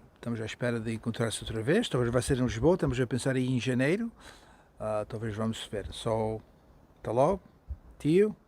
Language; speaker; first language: Portuguese; non-native, learner; English